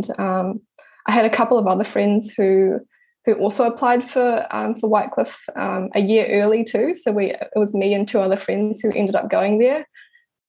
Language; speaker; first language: English; native; English